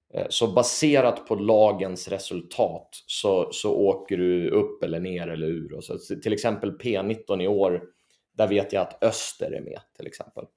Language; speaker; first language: Swedish; native; Swedish